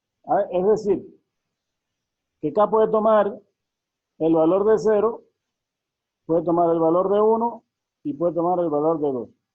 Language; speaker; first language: Spanish; native; Spanish